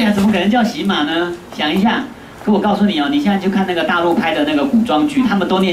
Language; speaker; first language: Chinese; native; Chinese